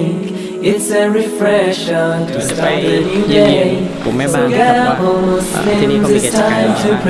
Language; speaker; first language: Thai; native; Thai